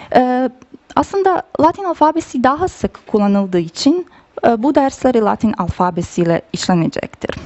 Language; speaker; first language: Turkish; non-native, fluent; Bosnian